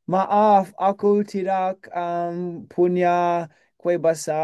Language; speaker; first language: Indonesian; non-native, learner; English